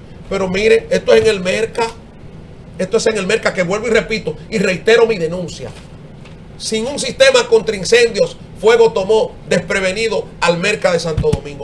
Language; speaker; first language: Spanish; native; Spanish